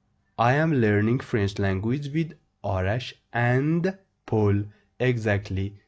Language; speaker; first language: English; non-native, fluent; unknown